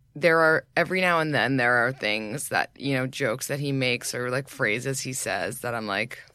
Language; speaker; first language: English; native; English